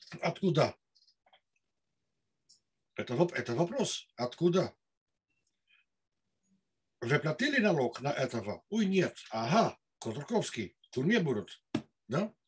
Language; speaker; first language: Russian; non-native, learner; Dutch